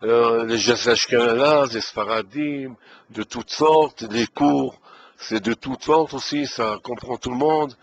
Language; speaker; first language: French; non-native, fluent; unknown